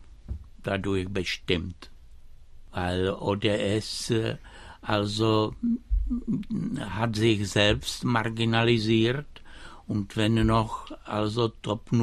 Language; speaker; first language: German; non-native, fluent; Czech